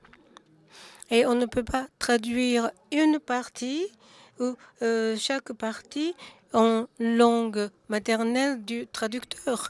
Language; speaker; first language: French; non-native, fluent; Japanese